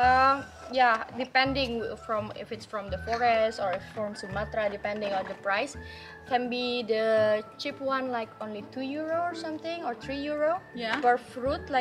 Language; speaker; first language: English; non-native, fluent; Indonesian